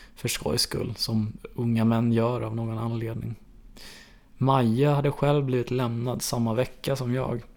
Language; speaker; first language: Swedish; native; Swedish